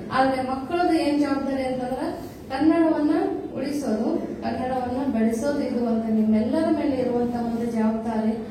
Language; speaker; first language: Kannada; native; Kannada